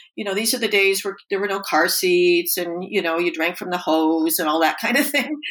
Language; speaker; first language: English; native; English